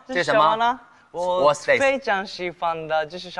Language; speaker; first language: Chinese; non-native, learner; Japanese